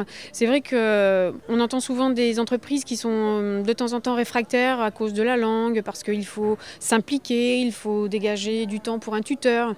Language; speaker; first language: French; native; French